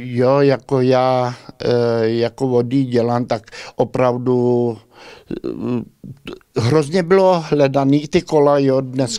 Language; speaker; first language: Czech; early bilingual, heritage; Czech